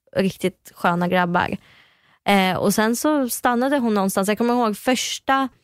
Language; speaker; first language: Swedish; early bilingual, other home language; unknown